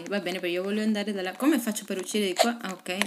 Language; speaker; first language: Italian; non-native, fluent; Spanish